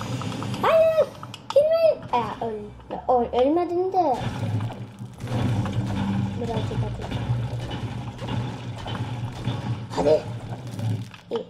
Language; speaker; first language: Turkish; early bilingual, heritage; Turkish